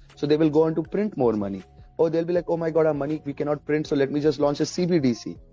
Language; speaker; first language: English; early bilingual, other home language; Arabic